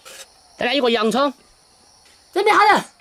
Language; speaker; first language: Chinese; native; Chinese